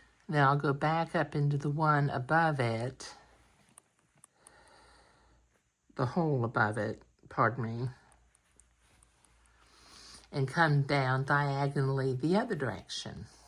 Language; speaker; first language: English; native; English